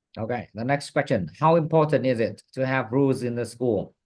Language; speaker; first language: English; non-native, fluent; Vietnamese